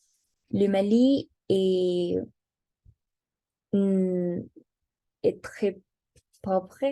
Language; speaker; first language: French; non-native, learner; Spanish